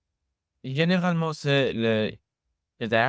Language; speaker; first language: French; non-native, learner; English